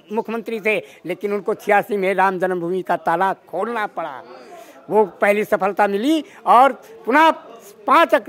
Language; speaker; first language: Hindi; native; Hindi